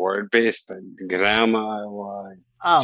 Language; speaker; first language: Japanese; non-native, learner; English